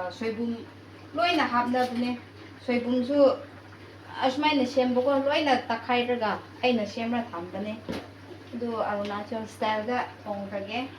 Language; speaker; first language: Manipuri; non-native, local second language; Tangkhul Naga (India)